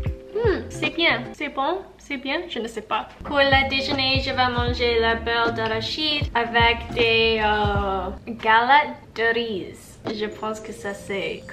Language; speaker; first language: French; non-native, local second language; English